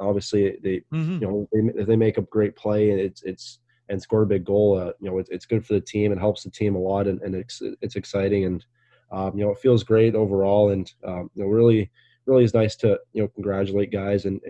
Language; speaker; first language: English; native; English